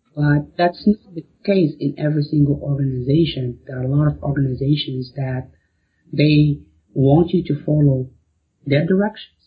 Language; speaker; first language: English; non-native, fluent; Arabic